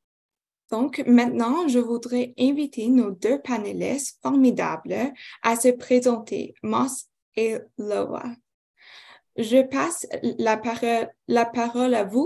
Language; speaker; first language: French; non-native, local second language; English